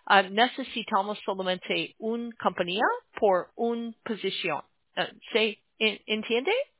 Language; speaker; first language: Spanish; non-native, learner; English